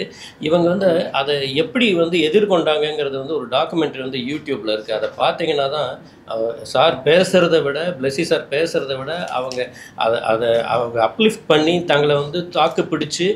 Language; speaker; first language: Tamil; native; Tamil